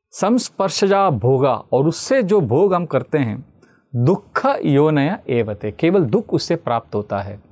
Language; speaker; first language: Hindi; non-native, local second language; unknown